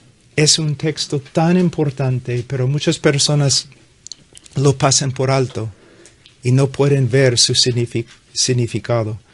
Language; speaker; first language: Spanish; non-native, fluent; English